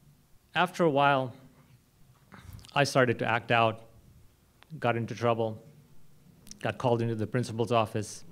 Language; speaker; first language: English; non-native, local second language; Hindi